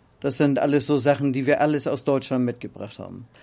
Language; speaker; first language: German; native; German